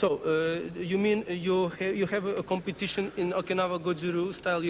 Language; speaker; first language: English; non-native, fluent; Russian